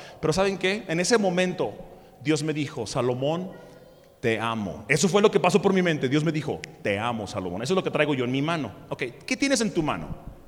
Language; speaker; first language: Spanish; early bilingual, other home language; English